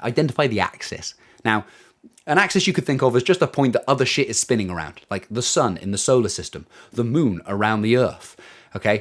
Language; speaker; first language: English; native; English